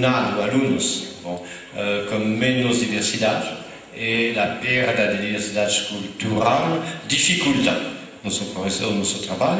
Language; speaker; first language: Spanish; non-native, fluent; French